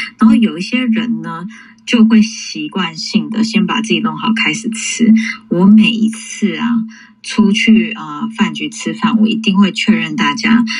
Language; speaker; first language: Chinese; early bilingual, heritage; English